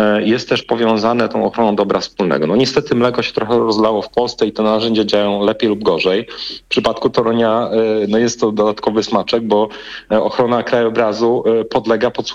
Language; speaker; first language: Polish; native; Polish